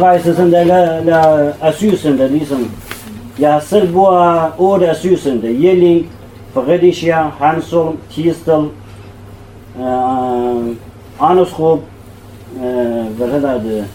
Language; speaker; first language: Danish; non-native, learner; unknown